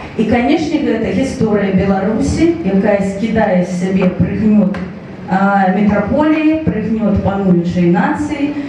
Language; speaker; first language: Belarusian; native; Belarusian